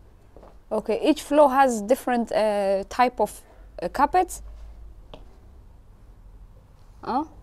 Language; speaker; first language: English; non-native, fluent; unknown